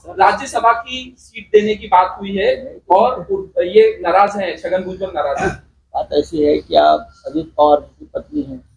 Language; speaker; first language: Hindi; non-native, local second language; Marathi